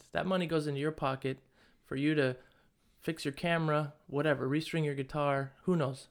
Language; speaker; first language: English; native; English